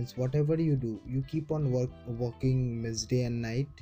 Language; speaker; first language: English; non-native, local second language; Bangla